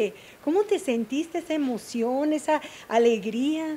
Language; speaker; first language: Spanish; native; Spanish